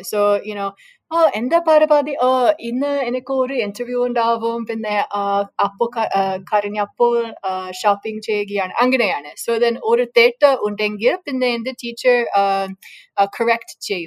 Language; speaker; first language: Malayalam; non-native, learner; English